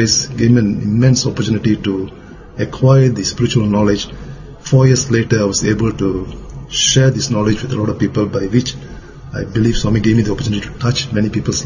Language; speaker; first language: English; non-native, local second language; Tamil